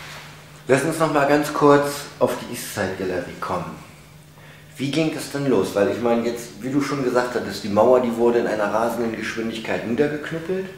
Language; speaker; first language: German; native; German